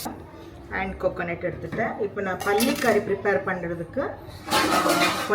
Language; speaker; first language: Tamil; non-native, learner; Malayalam